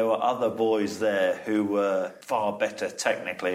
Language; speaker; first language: English; native; English